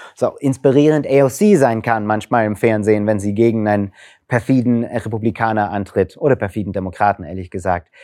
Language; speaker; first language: German; non-native, fluent; English